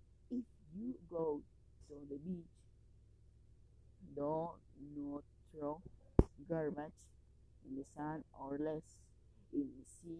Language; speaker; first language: English; non-native, learner; Spanish